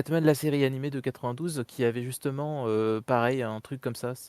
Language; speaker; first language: French; native; French